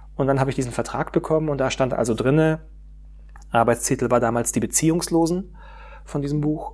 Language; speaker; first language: German; native; German